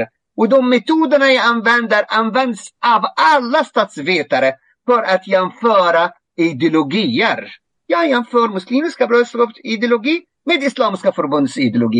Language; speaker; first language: Swedish; non-native, fluent; Arabic